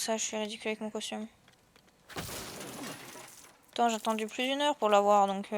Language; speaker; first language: French; native; French